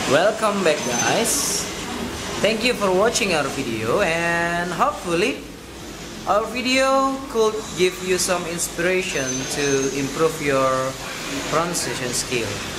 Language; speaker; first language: English; non-native, learner; Indonesian